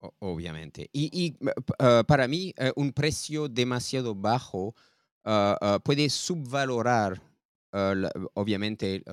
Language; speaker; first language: Spanish; non-native, learner; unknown